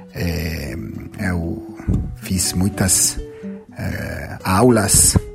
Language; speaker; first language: Portuguese; non-native, learner; Italian